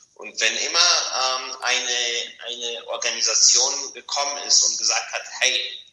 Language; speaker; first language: German; non-native, fluent; Bulgarian